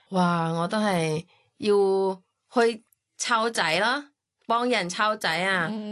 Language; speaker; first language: Cantonese; non-native, fluent; Thai